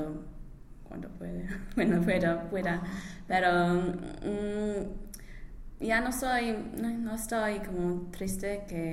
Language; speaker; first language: Spanish; non-native, learner; English